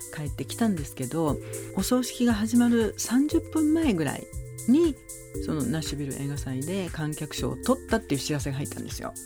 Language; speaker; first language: Japanese; native; Japanese